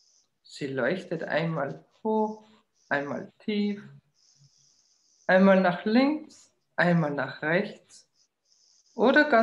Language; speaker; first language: German; native; German